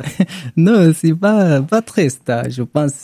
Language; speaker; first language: French; non-native, learner; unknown